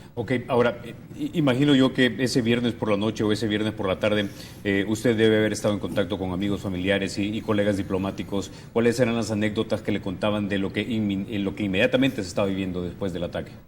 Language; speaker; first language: Spanish; native; Spanish